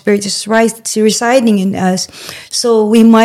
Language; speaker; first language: English; non-native, local second language; Filipino